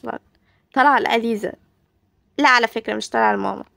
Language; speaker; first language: Arabic; native; Arabic